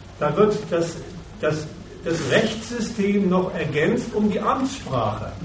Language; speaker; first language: German; native; German